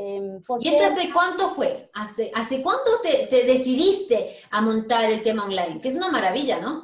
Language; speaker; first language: Spanish; native; Spanish